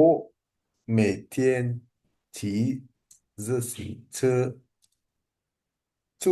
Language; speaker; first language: Chinese; non-native, learner; Indonesian